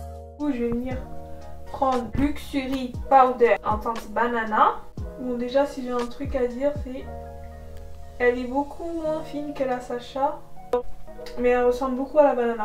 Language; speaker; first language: French; native; French